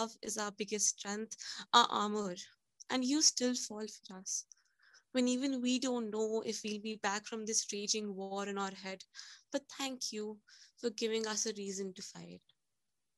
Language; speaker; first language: English; non-native, local second language; Hindi